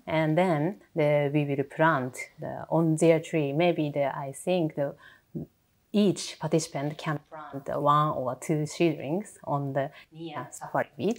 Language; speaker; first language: English; non-native, learner; Japanese